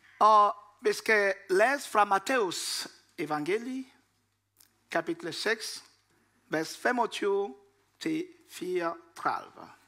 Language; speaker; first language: Danish; non-native, fluent; Lingala